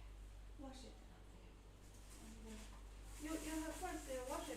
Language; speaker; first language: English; non-native, learner; Chinese